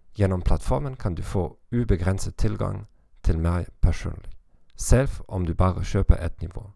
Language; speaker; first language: Norwegian; non-native, learner; German